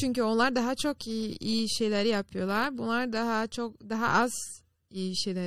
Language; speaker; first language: Turkish; non-native, fluent; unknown